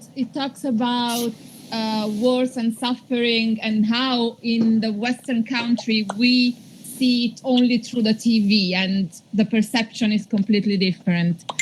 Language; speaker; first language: English; non-native, fluent; Italian